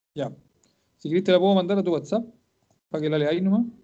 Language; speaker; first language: Spanish; native; Spanish